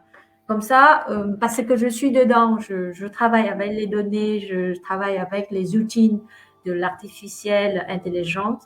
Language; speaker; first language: French; non-native, fluent; Vietnamese